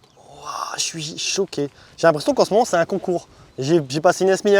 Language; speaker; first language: French; native; French